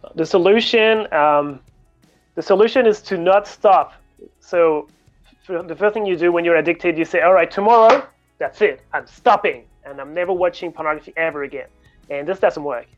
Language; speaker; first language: English; non-native, fluent; French